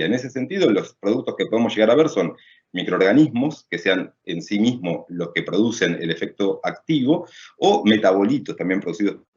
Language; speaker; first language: Spanish; native; Spanish